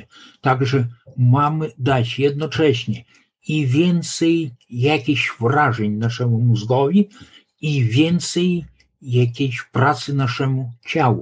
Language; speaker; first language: Polish; non-native, local second language; Lithuanian